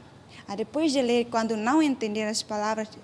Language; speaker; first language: Portuguese; non-native, local second language; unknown